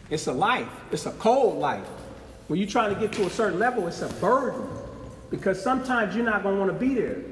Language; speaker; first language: English; native; English